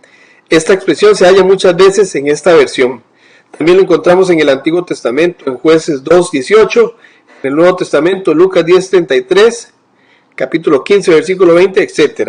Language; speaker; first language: Spanish; native; Spanish